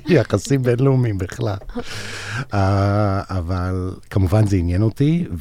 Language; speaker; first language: Hebrew; non-native, fluent; English